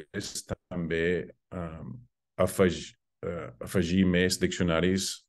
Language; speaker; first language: Catalan; non-native, fluent; English